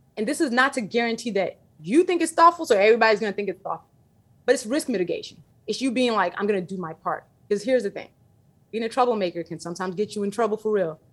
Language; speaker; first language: English; early bilingual, other home language; Yoruba